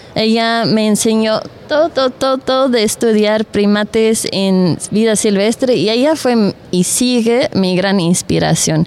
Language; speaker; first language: Spanish; non-native, fluent; Dutch